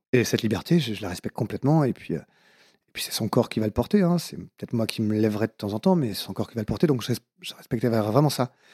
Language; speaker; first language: French; native; French